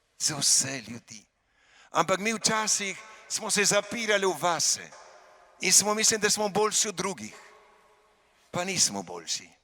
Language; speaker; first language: Slovenian; early bilingual, heritage; Slovenian